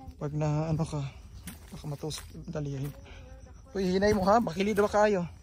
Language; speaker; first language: Filipino; non-native, local second language; Cebuano